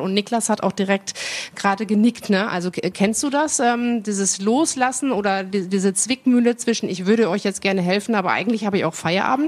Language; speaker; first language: German; native; German